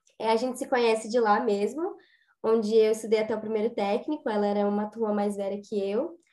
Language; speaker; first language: Portuguese; native; Portuguese